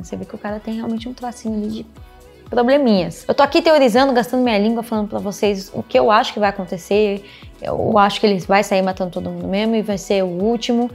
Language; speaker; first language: Portuguese; native; Portuguese